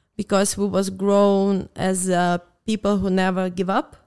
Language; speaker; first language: English; non-native, fluent; Russian